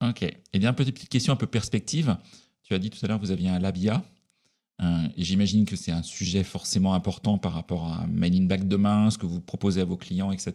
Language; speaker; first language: French; native; French